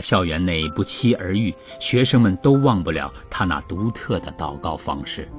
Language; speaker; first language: Chinese; native; Chinese